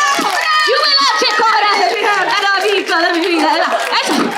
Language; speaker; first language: Italian; non-native, learner; Spanish